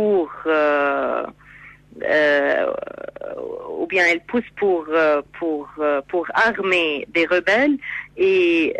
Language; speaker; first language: French; non-native, fluent; Arabic